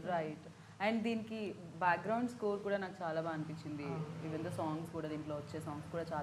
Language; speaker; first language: Telugu; native; Telugu